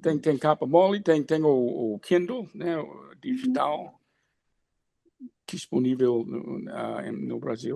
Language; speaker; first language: Portuguese; non-native, fluent; English